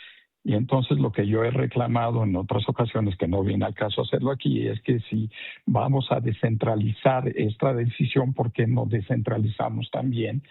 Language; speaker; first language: Spanish; native; Spanish